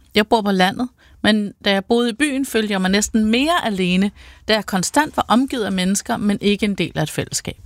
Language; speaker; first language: Danish; native; Danish